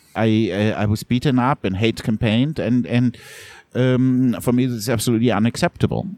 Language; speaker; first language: English; non-native, fluent; German